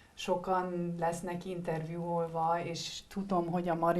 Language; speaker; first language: Hungarian; early bilingual, heritage; Hungarian